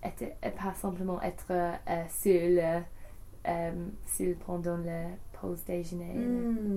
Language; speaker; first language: French; non-native, learner; English